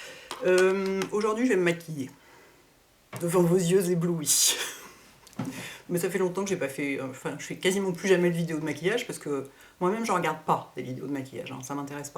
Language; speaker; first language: French; native; French